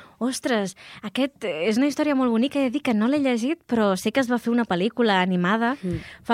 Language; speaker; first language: Catalan; native; Catalan